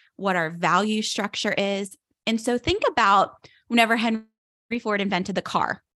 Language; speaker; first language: English; native; English